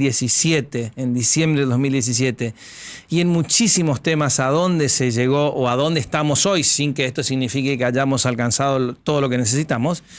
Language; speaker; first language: Spanish; native; Spanish